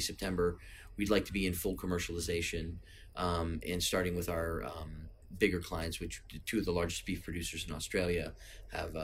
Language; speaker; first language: English; native; English